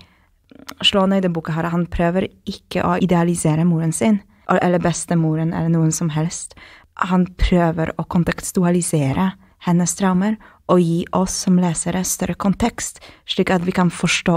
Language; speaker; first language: Norwegian; non-native, fluent; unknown